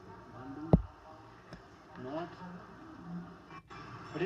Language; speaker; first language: English; non-native, fluent; Dutch